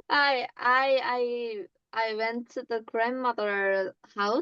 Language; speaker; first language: English; non-native, learner; Korean